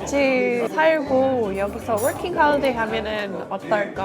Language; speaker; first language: Korean; non-native, fluent; English